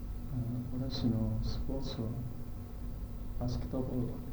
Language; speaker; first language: Japanese; non-native, learner; Chinese